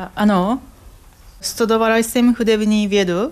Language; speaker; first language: Czech; non-native, fluent; Japanese